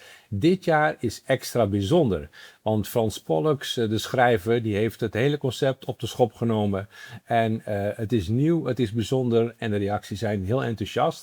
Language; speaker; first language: Dutch; native; Dutch